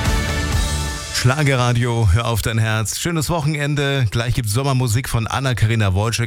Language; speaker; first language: German; native; German